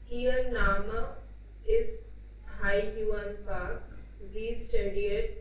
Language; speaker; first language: German; non-native, learner; Hindi